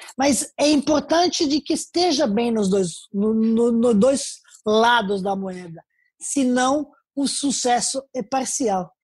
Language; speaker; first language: Portuguese; non-native, fluent; Serbian